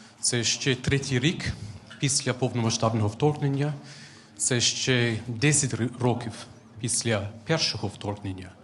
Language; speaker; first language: Ukrainian; non-native, fluent; English